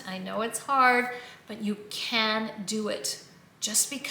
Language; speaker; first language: English; native; English